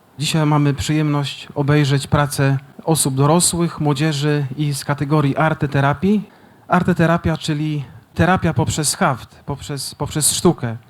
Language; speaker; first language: Polish; native; Polish